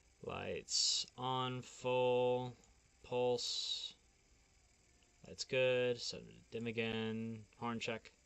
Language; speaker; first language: English; native; English